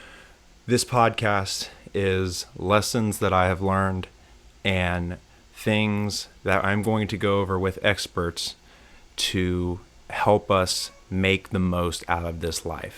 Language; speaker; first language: English; native; English